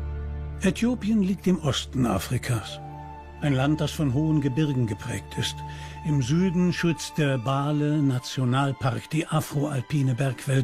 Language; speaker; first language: German; native; German